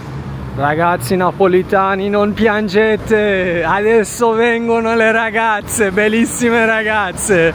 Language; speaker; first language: Italian; non-native, fluent; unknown